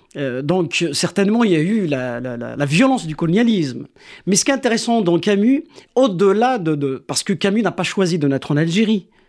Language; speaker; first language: French; non-native, local second language; Kabyle